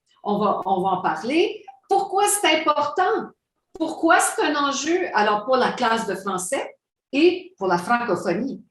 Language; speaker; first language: French; native; French